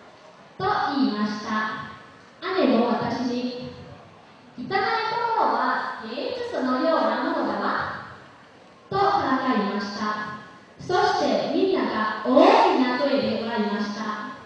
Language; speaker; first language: Japanese; non-native, learner; Lao